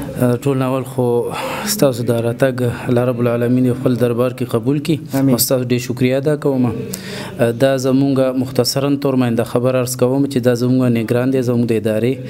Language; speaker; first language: Pashto; native; Pashto